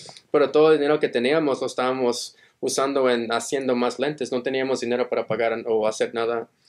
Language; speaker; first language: Spanish; early bilingual, heritage; Spanish